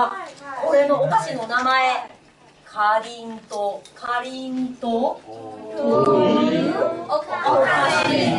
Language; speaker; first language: Japanese; non-native, fluent; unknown